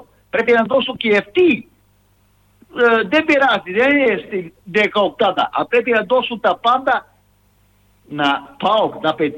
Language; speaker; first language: Greek; non-native, fluent; Serbian